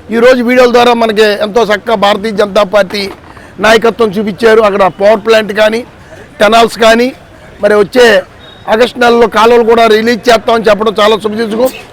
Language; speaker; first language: Telugu; native; Telugu